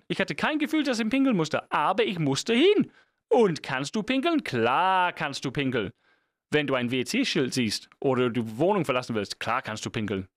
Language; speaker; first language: German; non-native, fluent; English